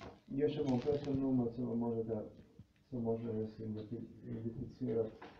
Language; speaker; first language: Polish; non-native, learner; Slovenian